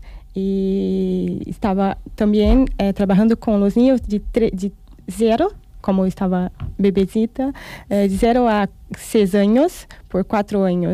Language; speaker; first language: Spanish; non-native, learner; Portuguese